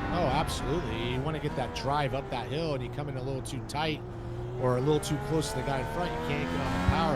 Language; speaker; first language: English; native; English